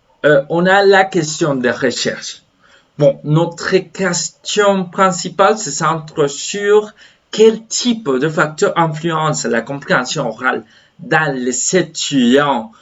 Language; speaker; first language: French; non-native, fluent; Spanish